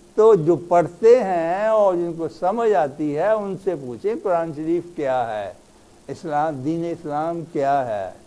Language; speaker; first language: Urdu; native; Urdu